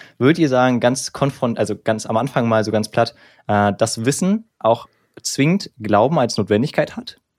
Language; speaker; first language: German; native; German